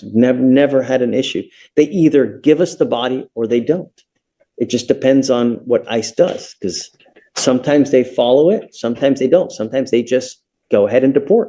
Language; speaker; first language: English; native; English